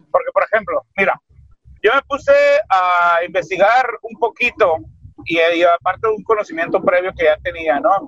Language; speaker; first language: Spanish; native; Spanish